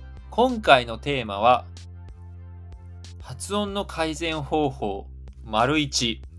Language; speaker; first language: Japanese; native; Japanese